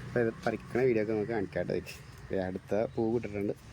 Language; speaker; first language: Malayalam; native; Malayalam